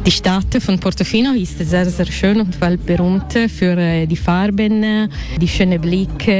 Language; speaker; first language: German; non-native, learner; Italian